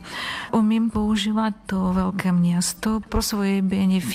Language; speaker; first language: Czech; non-native, learner; Ukrainian